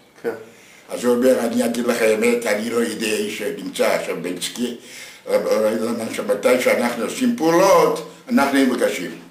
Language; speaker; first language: Hebrew; non-native, fluent; Yiddish